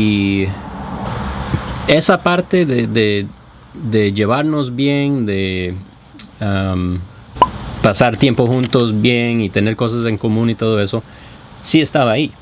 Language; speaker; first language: Spanish; non-native, fluent; English